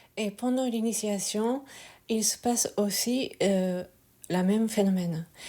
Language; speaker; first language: French; non-native, fluent; Japanese